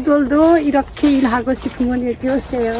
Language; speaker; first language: Korean; non-native, learner; Nepali